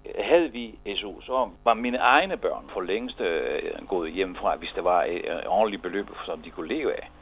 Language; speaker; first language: Danish; non-native, fluent; Italian